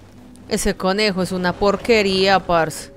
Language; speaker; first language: Spanish; native; Spanish